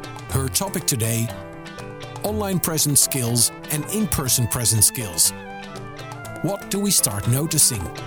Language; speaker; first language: English; non-native, fluent; Dutch